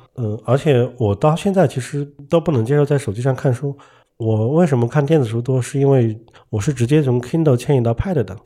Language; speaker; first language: Chinese; native; Chinese